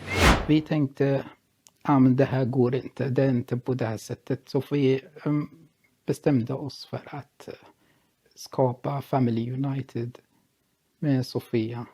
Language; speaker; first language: Swedish; non-native, fluent; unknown